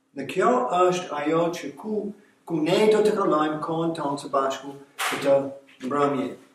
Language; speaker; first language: Albanian; non-native, fluent; English